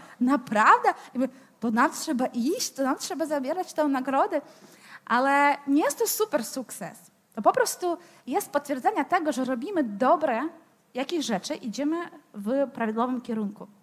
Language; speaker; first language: Polish; non-native, fluent; Ukrainian